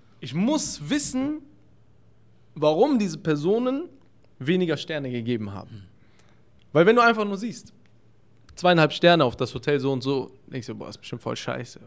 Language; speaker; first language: German; early bilingual, other home language; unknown